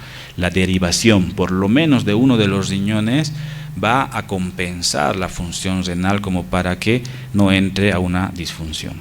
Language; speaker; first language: Spanish; native; Spanish